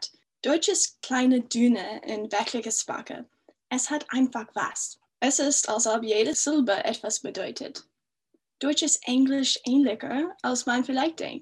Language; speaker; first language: German; non-native, fluent; English